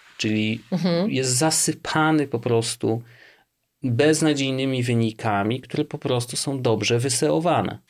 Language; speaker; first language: Polish; native; Polish